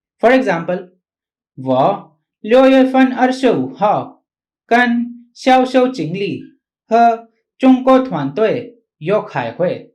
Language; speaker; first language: Chinese; non-native, fluent; Hindi